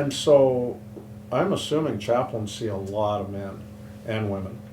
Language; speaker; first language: English; native; English